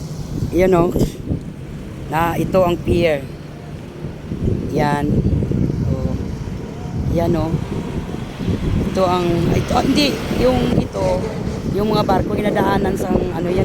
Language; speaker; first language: Filipino; non-native, local second language; Hiligaynon